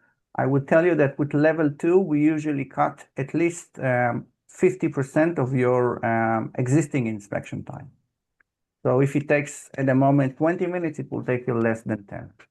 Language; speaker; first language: English; non-native, fluent; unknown